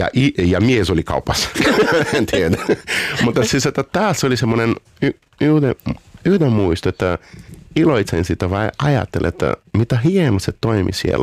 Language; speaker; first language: Finnish; non-native, learner; Portuguese